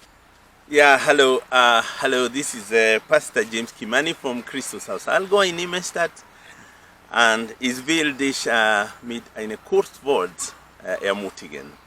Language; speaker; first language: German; non-native, fluent; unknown